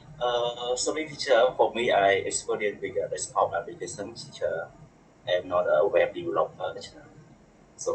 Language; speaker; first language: English; non-native, learner; Khmer